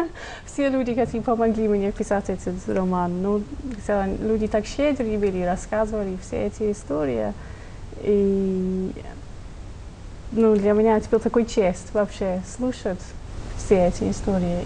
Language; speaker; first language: Russian; non-native, fluent; English